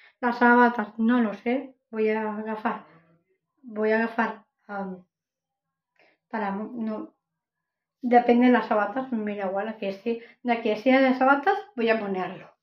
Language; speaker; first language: Spanish; non-native, local second language; Catalan